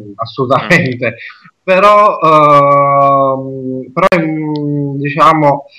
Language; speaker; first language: Italian; native; Italian